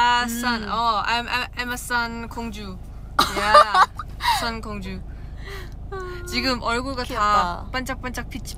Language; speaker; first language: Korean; non-native, learner; Thai